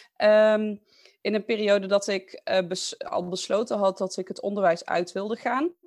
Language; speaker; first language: Dutch; native; Dutch